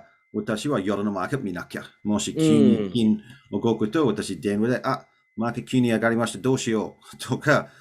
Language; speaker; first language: Japanese; non-native, learner; English